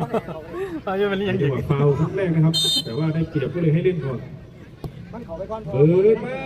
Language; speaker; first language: Thai; native; Thai